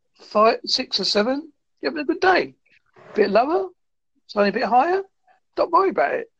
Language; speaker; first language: English; native; English